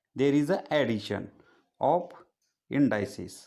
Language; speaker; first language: English; non-native, local second language; Marathi